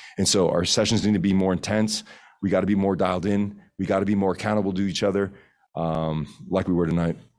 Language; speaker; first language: English; early bilingual, other home language; Spanish